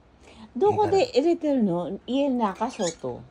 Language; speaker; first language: Japanese; native; Japanese